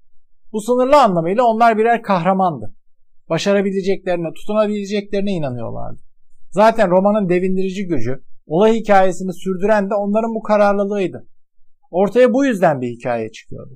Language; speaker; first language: Turkish; native; Turkish